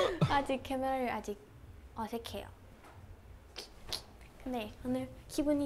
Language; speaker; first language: Korean; non-native, learner; Thai